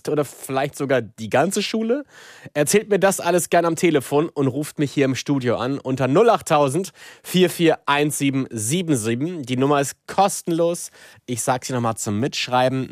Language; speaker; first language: German; native; German